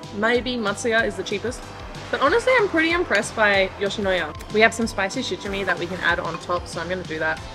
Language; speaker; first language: English; native; English